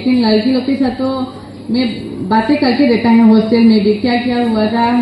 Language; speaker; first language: Hindi; non-native, local second language; Garo